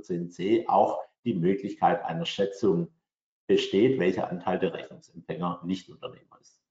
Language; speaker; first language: German; native; German